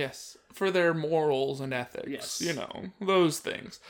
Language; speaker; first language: English; native; English